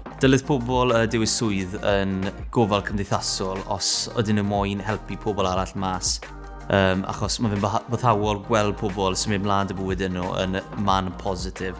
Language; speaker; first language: Welsh; native; Welsh